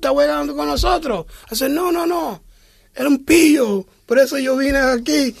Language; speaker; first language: Spanish; early bilingual, heritage; English